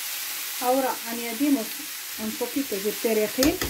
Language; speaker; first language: Spanish; non-native, fluent; Arabic